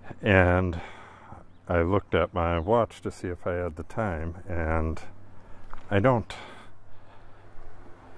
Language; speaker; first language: English; native; English